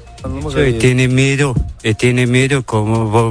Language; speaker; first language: Spanish; non-native, learner; Arabic